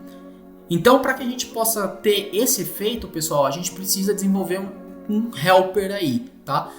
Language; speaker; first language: Portuguese; native; Portuguese